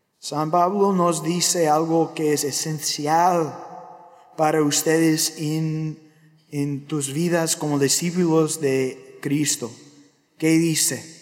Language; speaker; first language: Spanish; non-native, fluent; English